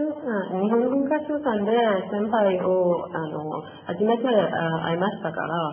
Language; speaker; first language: Japanese; non-native, learner; Persian